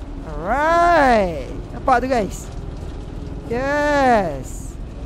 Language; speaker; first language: English; non-native, local second language; Malay